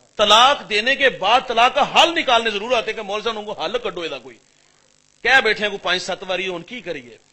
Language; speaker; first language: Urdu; non-native, local second language; Punjabi